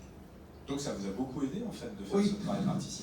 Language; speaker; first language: French; native; French